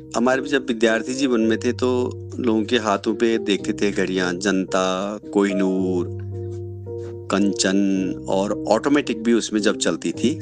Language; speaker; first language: Hindi; native; Hindi